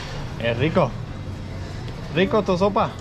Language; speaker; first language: Spanish; non-native, fluent; Danish